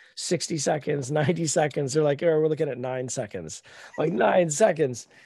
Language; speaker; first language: English; native; English